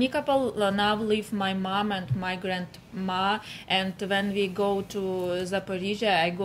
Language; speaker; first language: English; non-native, learner; Ukrainian